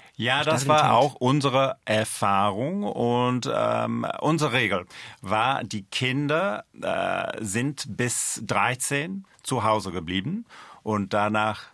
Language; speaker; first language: German; non-native, fluent; English